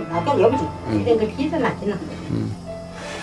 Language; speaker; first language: Chinese; native; Chinese